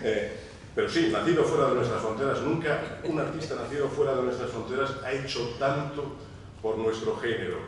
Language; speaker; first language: Spanish; native; Spanish